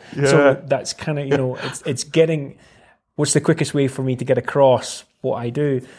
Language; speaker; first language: English; native; English